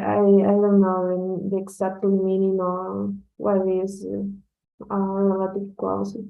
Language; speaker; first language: English; non-native, learner; Spanish